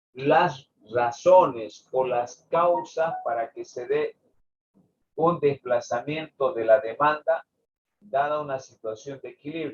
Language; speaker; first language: Spanish; native; Spanish